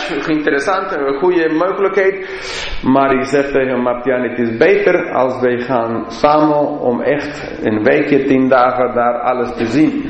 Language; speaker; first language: Dutch; non-native, fluent; English